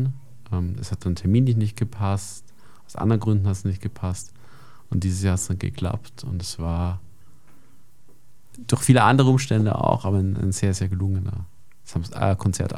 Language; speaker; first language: German; native; German